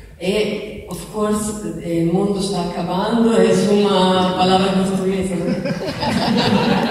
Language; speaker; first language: Portuguese; non-native, learner; Italian